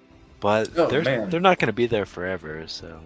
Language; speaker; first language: English; native; English